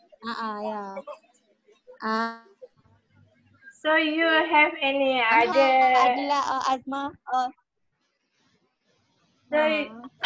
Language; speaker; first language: English; non-native, learner; Malay